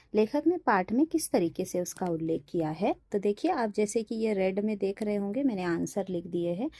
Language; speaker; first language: Hindi; non-native, local second language; Marathi